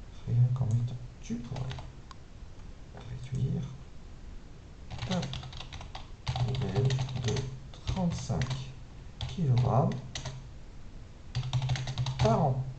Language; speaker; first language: French; native; French